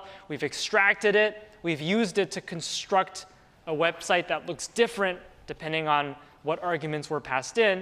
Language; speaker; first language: English; native; English